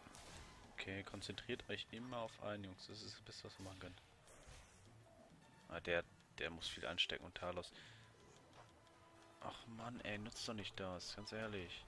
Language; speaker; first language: German; native; German